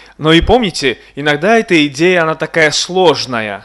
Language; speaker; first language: Russian; native; Russian